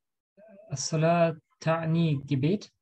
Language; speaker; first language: Arabic; non-native, learner; German